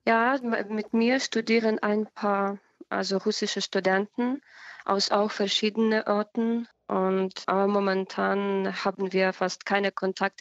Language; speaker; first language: German; non-native, fluent; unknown